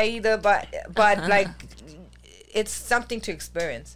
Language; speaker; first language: English; non-native, fluent; German